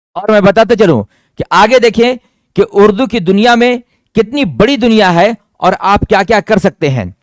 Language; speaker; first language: Urdu; native; Urdu